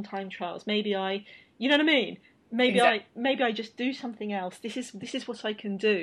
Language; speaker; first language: English; native; English